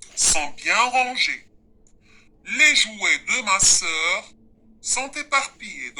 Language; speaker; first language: French; non-native, local second language; Arabic